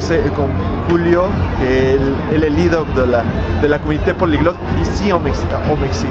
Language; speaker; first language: French; non-native, learner; Spanish